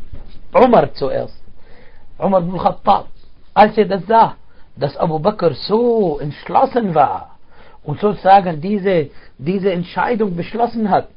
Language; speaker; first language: German; non-native, fluent; Arabic